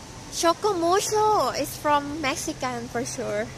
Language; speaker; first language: English; non-native, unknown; Thai